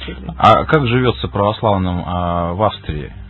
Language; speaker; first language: Russian; native; Russian